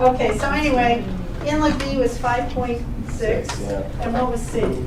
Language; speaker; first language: English; native; English